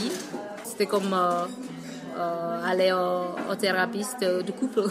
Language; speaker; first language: French; non-native, fluent; Vietnamese